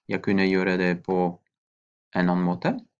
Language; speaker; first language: Norwegian; non-native, fluent; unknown